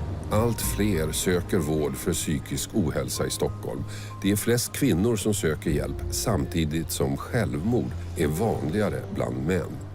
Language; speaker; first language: Swedish; native; Swedish